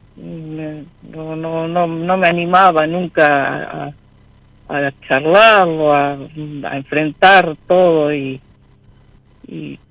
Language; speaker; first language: Spanish; native; Spanish